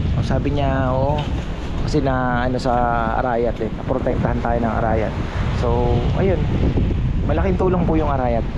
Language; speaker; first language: Filipino; native; Filipino